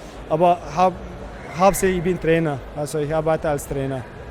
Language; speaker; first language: German; non-native, fluent; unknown